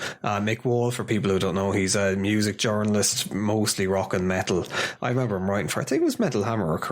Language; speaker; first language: English; native; English